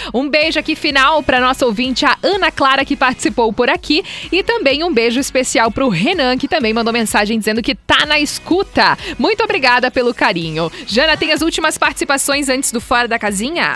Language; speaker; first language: Portuguese; native; Portuguese